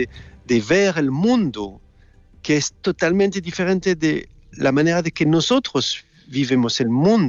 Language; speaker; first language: Spanish; non-native, fluent; French